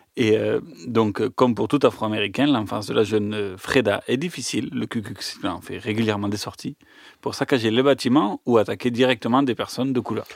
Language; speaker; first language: French; native; French